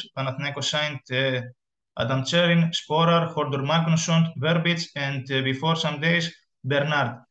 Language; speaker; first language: English; non-native, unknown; Greek